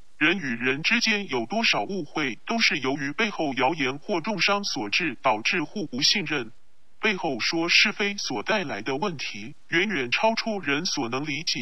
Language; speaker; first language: Chinese; non-native, local second language; Cantonese